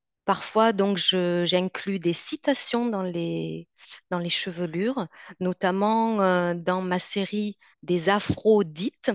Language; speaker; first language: French; native; French